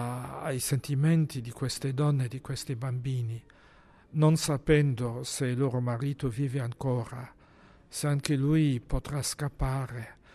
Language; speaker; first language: Italian; non-native, fluent; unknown